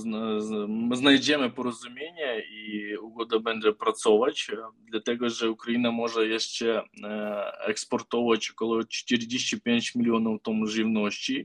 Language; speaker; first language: Polish; non-native, learner; Ukrainian